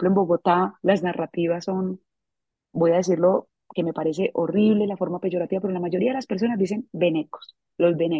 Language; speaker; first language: Spanish; native; Spanish